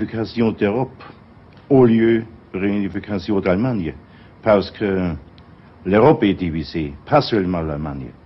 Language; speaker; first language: French; non-native, fluent; German